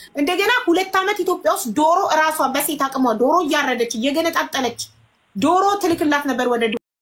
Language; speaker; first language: Amharic; native; Amharic